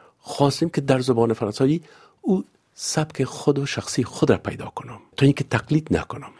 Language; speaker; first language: Persian; native; Persian